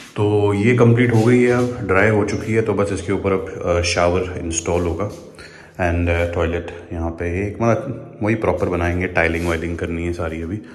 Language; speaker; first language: Hindi; native; Hindi